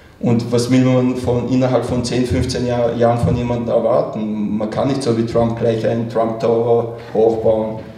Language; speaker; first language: German; early bilingual, other home language; Chechen